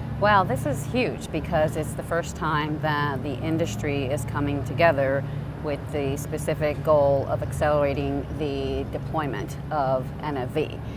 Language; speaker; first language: English; native; English